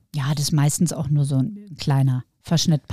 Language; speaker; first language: German; native; German